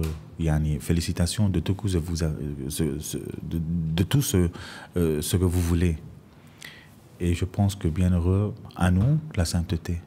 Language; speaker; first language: French; non-native, fluent; Arabic